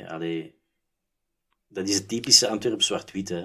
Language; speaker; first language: Dutch; native; Dutch